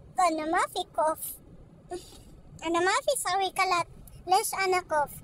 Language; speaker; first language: Arabic; non-native, learner; Filipino